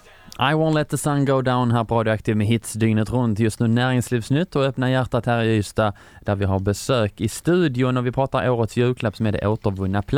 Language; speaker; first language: Swedish; native; Swedish